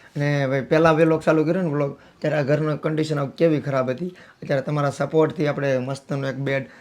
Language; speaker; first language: Gujarati; native; Gujarati